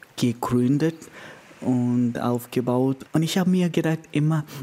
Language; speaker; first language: German; non-native, learner; Konkani